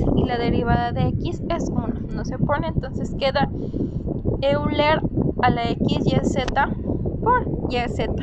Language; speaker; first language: Spanish; native; Spanish